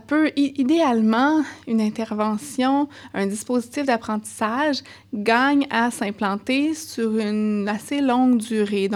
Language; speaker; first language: French; native; French